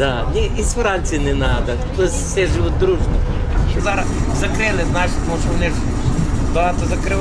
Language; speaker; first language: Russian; non-native, local second language; Ukrainian